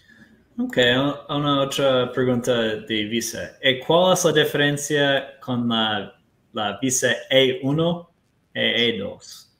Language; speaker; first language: Spanish; non-native, fluent; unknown